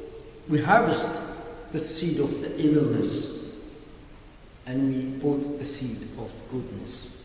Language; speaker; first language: English; non-native, learner; Arabic